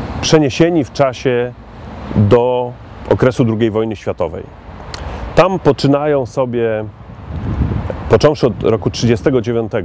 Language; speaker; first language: Polish; native; Polish